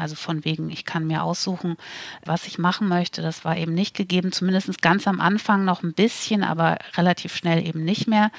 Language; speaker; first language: German; native; German